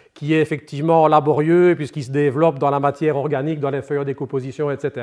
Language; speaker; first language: French; native; French